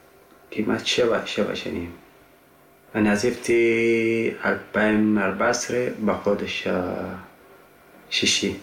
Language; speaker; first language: Hebrew; non-native, fluent; Tigrinya